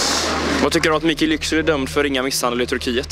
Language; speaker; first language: Swedish; native; Swedish